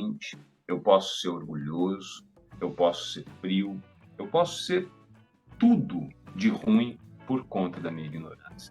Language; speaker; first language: Portuguese; native; Portuguese